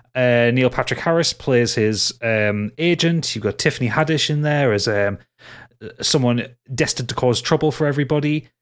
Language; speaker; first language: English; native; English